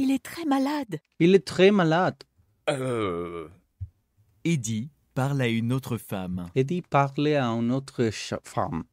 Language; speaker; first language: French; non-native, learner; Spanish